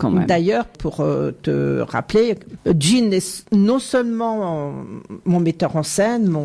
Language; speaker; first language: French; native; French